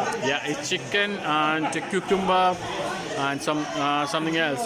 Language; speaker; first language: English; non-native, local second language; Malayalam